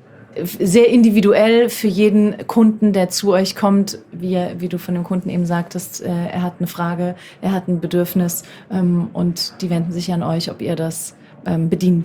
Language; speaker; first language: German; native; German